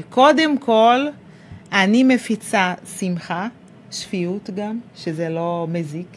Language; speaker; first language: Hebrew; non-native, fluent; Portuguese